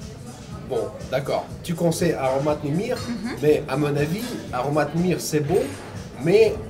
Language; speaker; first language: French; non-native, fluent; Russian